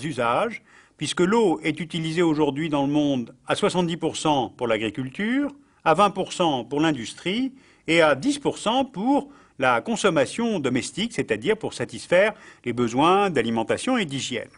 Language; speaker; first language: French; native; French